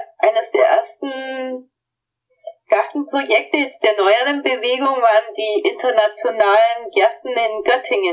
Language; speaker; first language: German; native; German